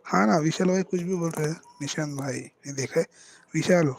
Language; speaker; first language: Hindi; non-native, local second language; Marathi